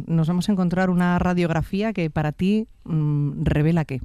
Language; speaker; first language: Spanish; native; Spanish